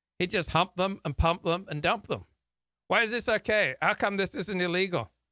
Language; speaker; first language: English; native; English